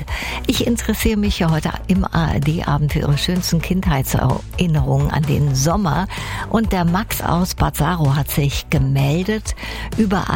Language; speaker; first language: German; native; German